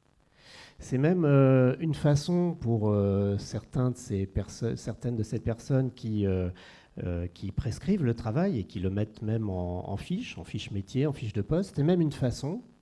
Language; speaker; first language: French; native; French